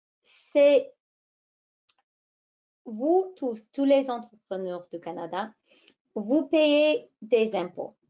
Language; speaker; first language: French; non-native, fluent; English